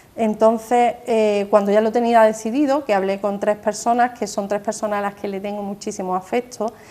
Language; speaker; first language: Spanish; native; Spanish